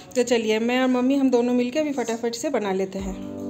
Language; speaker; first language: Hindi; non-native, local second language; Bangla